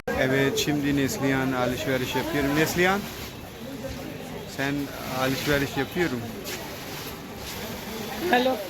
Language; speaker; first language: Turkish; non-native, learner; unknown